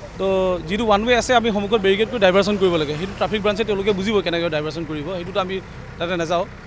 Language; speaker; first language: Assamese; native; Assamese